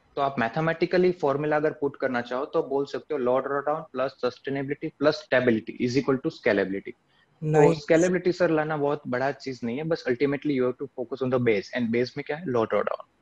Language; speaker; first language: Hindi; non-native, local second language; Gujarati